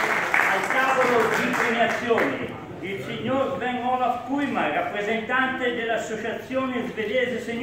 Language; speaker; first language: Italian; native; Italian